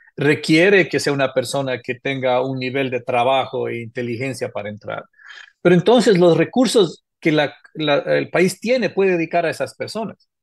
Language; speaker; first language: Spanish; native; Spanish